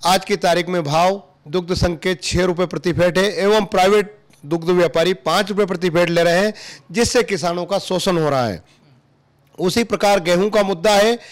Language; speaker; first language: Hindi; native; Hindi